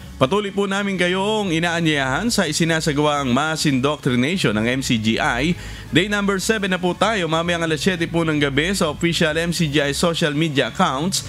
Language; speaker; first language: Filipino; native; Filipino